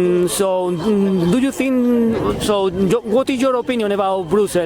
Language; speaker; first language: English; non-native, learner; Spanish